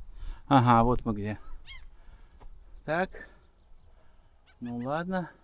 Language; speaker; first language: Russian; native; Russian